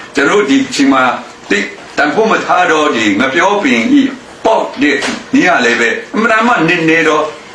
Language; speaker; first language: Burmese; non-native, local second language; Kachin